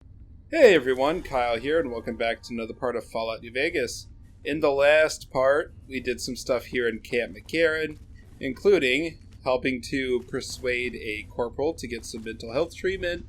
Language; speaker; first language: English; native; English